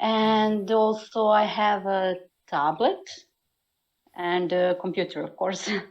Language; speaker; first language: English; non-native, learner; Serbian